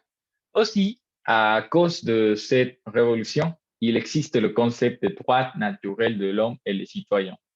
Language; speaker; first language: French; non-native, learner; Spanish